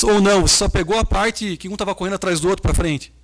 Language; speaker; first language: Portuguese; native; Portuguese